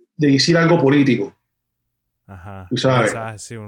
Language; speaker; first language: Spanish; early bilingual, heritage; Spanish